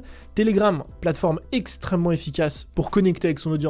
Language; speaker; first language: French; native; French